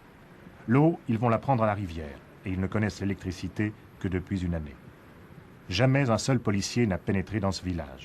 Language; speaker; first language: French; native; French